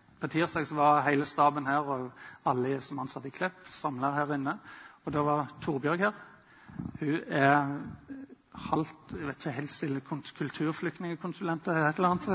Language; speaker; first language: Norwegian; native; Norwegian